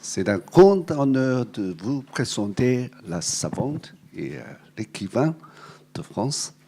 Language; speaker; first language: French; non-native, fluent; Cantonese